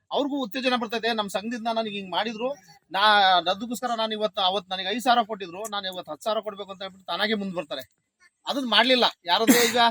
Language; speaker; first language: Kannada; non-native, local second language; Lambadi